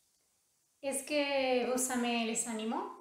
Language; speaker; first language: French; non-native, learner; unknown